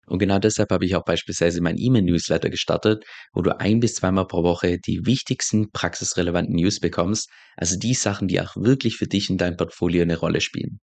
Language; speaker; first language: German; native; German